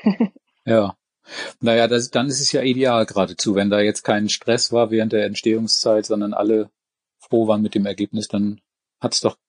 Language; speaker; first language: German; native; German